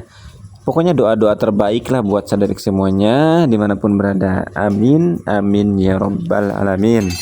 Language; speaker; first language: Indonesian; non-native, local second language; Sundanese